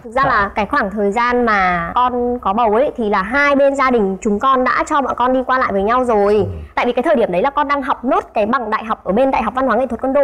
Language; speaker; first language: Vietnamese; native; Vietnamese